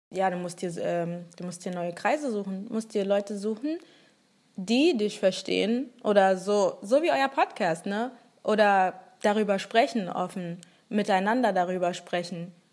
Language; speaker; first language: German; early bilingual, other home language; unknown